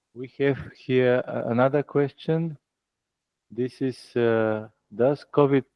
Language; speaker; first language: English; non-native, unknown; Bulgarian